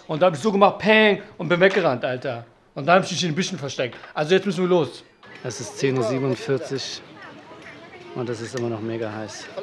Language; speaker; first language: German; native; German